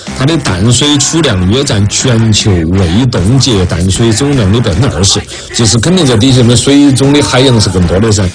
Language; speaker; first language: Chinese; native; Chinese